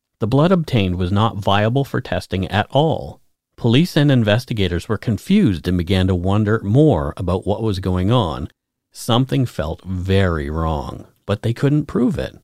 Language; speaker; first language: English; native; English